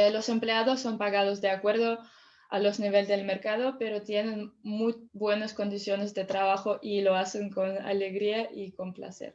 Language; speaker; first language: Spanish; non-native, fluent; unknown